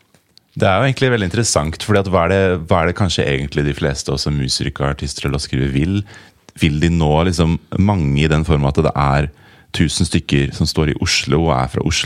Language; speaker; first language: Norwegian; native; Norwegian